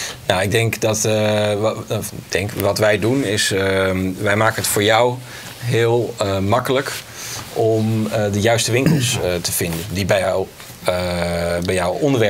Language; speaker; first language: Dutch; native; Dutch